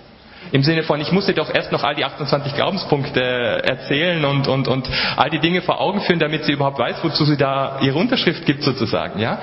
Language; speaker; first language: German; native; German